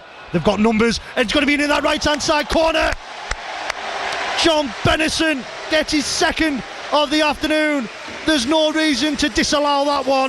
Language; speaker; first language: English; native; English